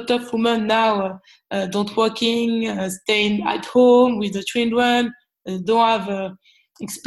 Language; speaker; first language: English; non-native, learner; French